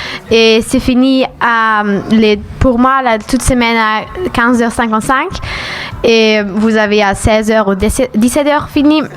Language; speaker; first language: French; non-native, learner; German